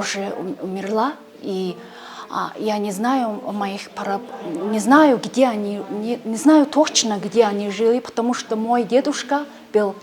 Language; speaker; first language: Russian; non-native, learner; Mongolian